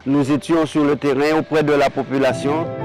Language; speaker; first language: French; native; French